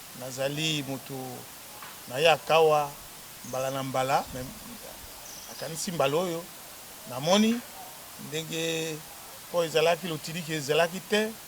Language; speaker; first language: Lingala; native; Lingala